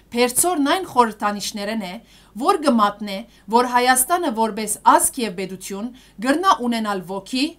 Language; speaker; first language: Armenian; early bilingual, heritage; Armenian